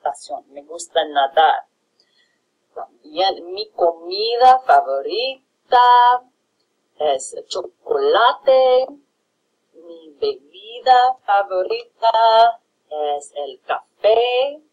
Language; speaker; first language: Spanish; non-native, fluent; English